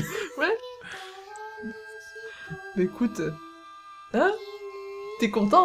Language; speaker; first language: French; native; French